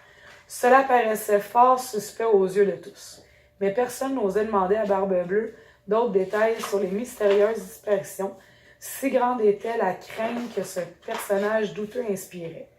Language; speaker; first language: French; native; French